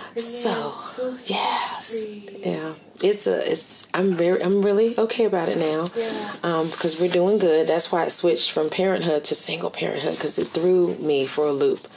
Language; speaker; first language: English; native; English